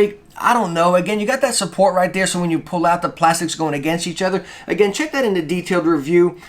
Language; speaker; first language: English; native; English